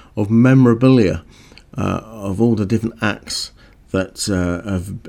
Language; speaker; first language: English; native; English